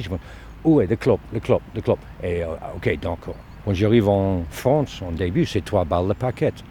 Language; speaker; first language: French; non-native, learner; English